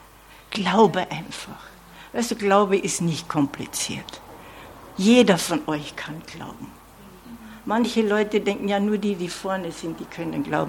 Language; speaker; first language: German; non-native, fluent; English